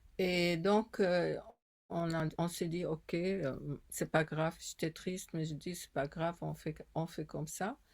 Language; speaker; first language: French; non-native, fluent; Arabic